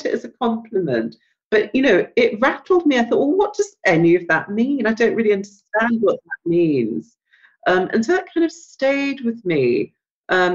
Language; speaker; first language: English; native; English